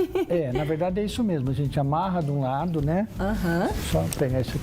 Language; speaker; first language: Portuguese; native; Portuguese